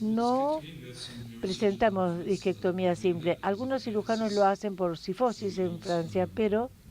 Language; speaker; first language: Spanish; non-native, fluent; French